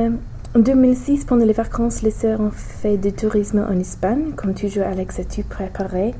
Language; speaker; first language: French; non-native, learner; English